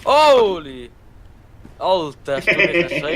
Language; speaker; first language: German; native; German